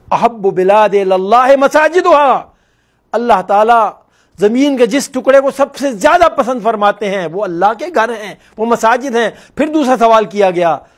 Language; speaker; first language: Urdu; non-native, local second language; Northern Hindko